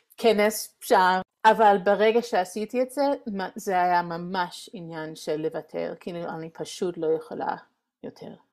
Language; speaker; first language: Hebrew; non-native, fluent; English